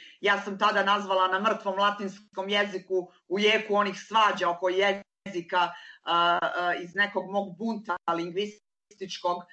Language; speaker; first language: Serbian; native; Serbian